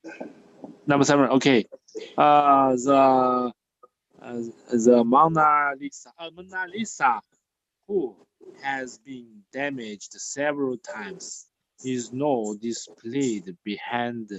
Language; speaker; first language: English; non-native, learner; Chinese